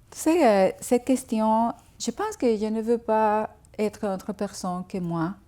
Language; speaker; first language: French; non-native, fluent; Spanish